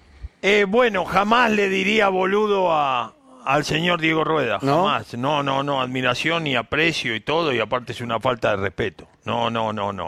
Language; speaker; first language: Spanish; native; Spanish